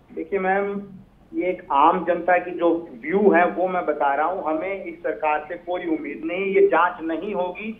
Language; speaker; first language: Hindi; native; Hindi